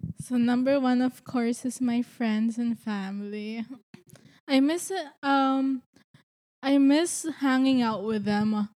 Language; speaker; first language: English; non-native, local second language; Filipino